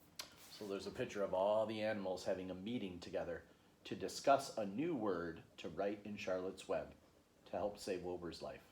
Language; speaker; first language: English; native; English